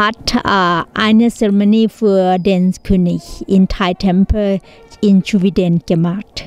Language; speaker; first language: German; non-native, learner; Thai